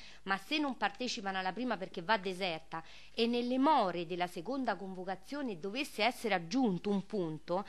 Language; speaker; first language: Italian; native; Italian